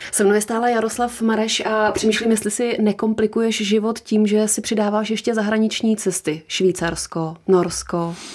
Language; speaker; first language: Czech; native; Czech